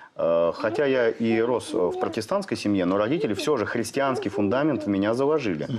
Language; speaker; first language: Russian; native; Russian